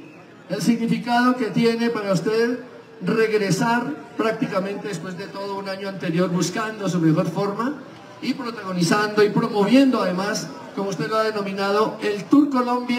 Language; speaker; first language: Spanish; native; Spanish